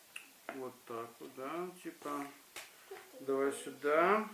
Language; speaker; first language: Russian; native; Russian